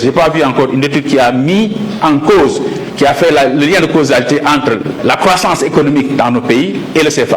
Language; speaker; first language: French; non-native, local second language; Wolof